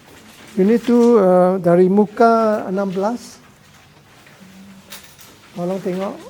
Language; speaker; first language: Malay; non-native, local second language; Cantonese